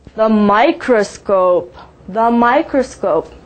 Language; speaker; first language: English; native; English